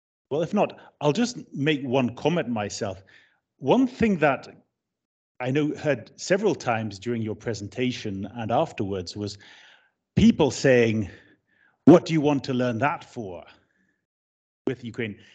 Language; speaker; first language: English; native; English